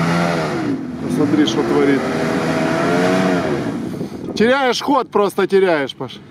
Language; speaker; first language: Russian; native; Russian